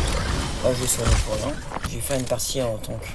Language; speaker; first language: French; native; French